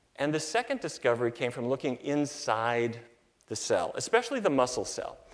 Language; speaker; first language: English; native; English